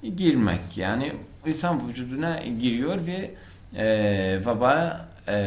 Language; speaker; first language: Turkish; non-native, fluent; Arabic